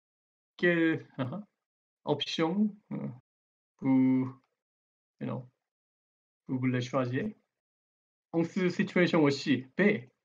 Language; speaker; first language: French; non-native, learner; Korean